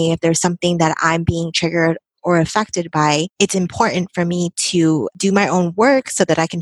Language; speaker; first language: English; native; English